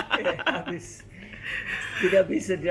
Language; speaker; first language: Indonesian; non-native, fluent; English